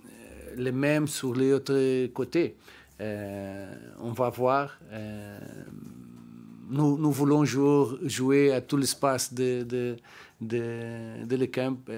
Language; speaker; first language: French; non-native, learner; Portuguese